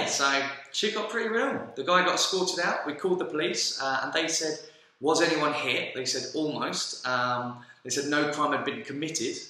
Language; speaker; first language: English; native; English